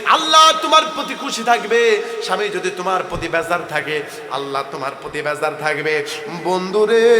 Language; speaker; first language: Bangla; non-native, local second language; Sylheti